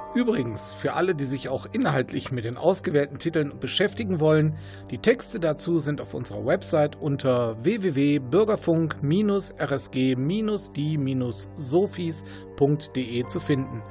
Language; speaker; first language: German; native; German